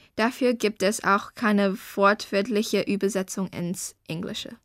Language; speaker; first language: German; early bilingual, other home language; Chinese